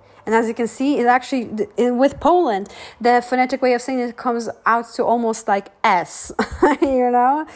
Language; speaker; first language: English; non-native, fluent; Polish